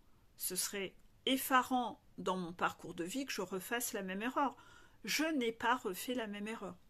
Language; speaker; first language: French; native; French